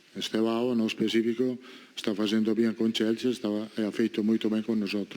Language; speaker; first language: Portuguese; non-native, learner; Italian